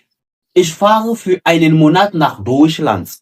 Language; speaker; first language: German; non-native, fluent; French